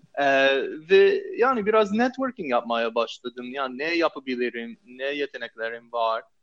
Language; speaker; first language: Turkish; non-native, fluent; English